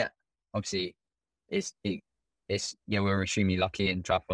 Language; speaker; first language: English; native; English